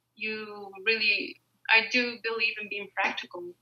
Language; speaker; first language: English; non-native, fluent; Spanish